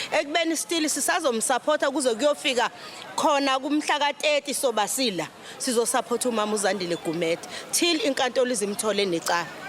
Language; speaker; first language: Zulu; native; Zulu